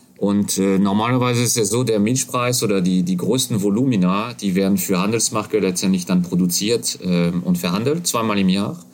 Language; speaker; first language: German; non-native, fluent; French